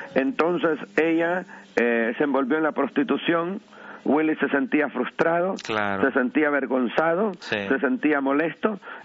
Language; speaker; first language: Spanish; native; Spanish